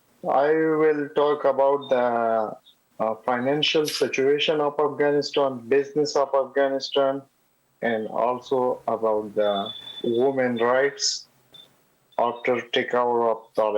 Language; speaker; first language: English; non-native, learner; Pashto